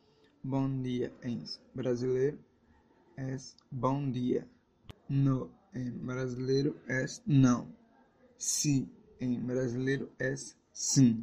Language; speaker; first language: Portuguese; early bilingual, heritage; Portuguese